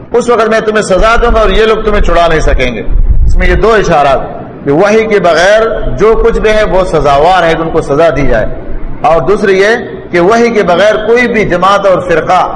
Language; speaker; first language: Urdu; non-native, local second language; Pashto